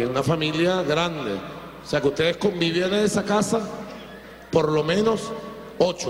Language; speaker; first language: Spanish; native; Spanish